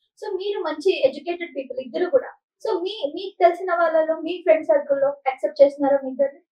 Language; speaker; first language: Telugu; native; Telugu